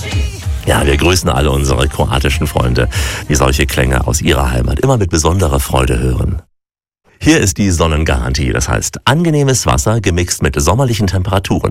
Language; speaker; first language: German; native; German